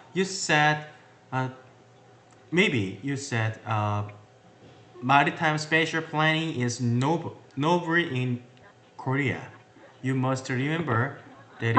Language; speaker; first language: English; non-native, learner; Korean